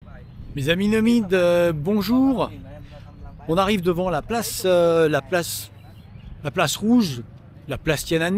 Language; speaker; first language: French; native; French